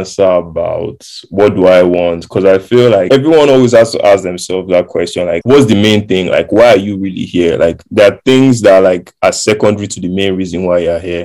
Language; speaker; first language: English; non-native, local second language; Yoruba